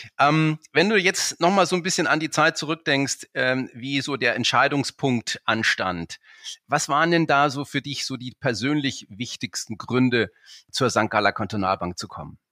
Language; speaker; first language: German; native; German